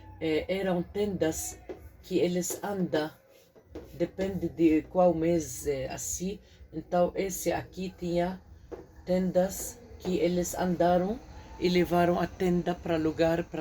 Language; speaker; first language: Portuguese; non-native, fluent; Arabic